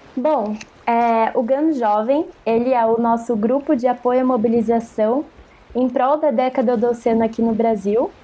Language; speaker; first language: Portuguese; native; Portuguese